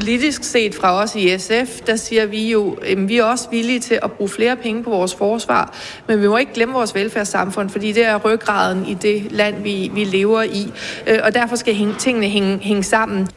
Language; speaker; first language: Danish; native; Danish